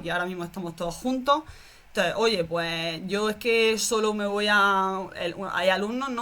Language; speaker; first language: Spanish; native; Spanish